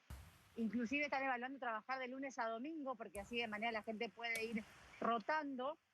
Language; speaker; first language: Spanish; native; Spanish